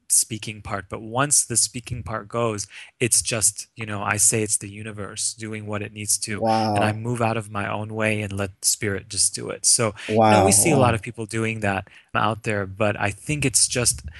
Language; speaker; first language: English; early bilingual, other home language; Arabic